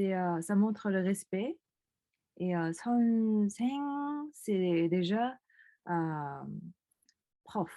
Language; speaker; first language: French; non-native, fluent; Korean